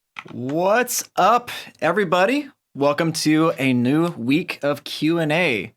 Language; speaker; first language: English; native; English